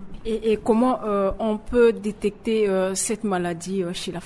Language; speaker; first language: French; non-native, local second language; Sango